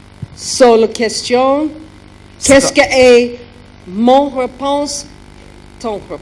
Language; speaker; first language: French; non-native, learner; German